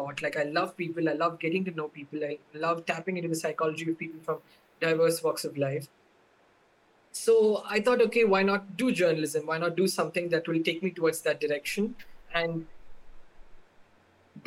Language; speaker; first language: English; non-native, local second language; Tamil